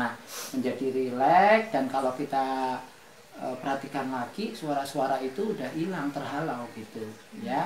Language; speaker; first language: Indonesian; native; Indonesian